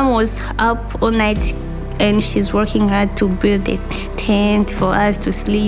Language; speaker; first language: English; non-native, local second language; Rundi